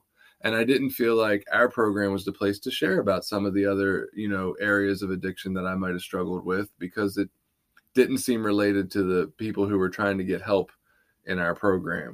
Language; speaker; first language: English; native; English